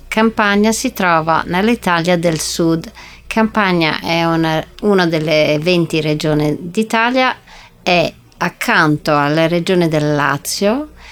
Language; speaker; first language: Italian; non-native, fluent; English